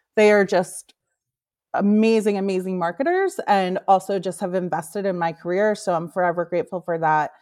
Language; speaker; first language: English; native; English